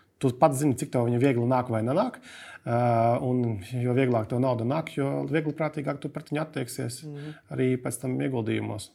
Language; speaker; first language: Latvian; native; Latvian